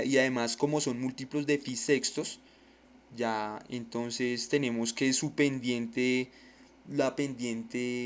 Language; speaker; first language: Spanish; native; Spanish